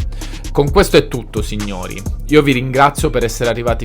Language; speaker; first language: Italian; native; Italian